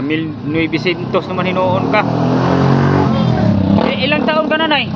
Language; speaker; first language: Filipino; non-native, local second language; Cebuano